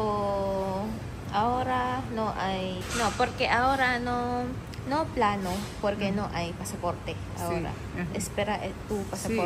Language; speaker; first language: Spanish; non-native, learner; Filipino